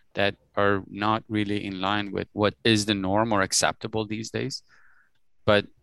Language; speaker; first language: English; early bilingual, other home language; Persian